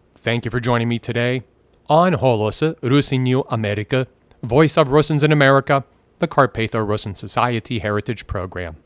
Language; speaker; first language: English; native; English